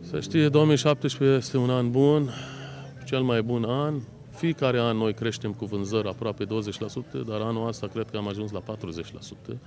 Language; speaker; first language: Romanian; non-native, fluent; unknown